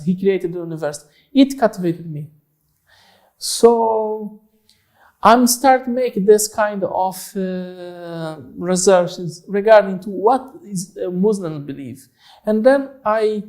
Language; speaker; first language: English; non-native, learner; Portuguese